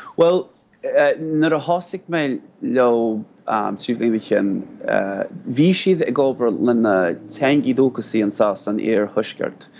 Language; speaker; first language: Irish; non-native, fluent; English